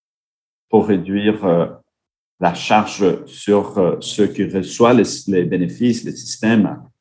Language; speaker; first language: French; non-native, fluent; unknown